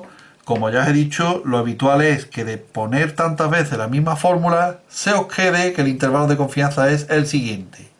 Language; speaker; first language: Spanish; native; Spanish